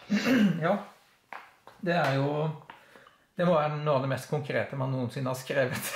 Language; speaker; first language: Norwegian; native; Norwegian